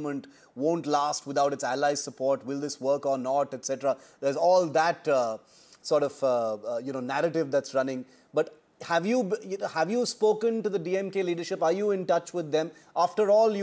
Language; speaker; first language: English; non-native, local second language; Tamil